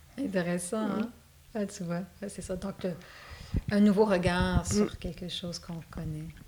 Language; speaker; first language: French; native; French